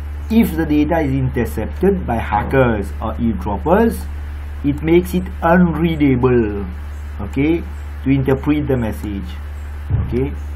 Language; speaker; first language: English; non-native, local second language; Morisyen